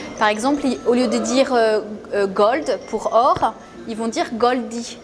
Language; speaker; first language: French; native; French